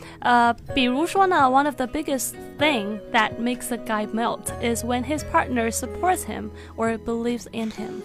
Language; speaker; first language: English; non-native, fluent; Chinese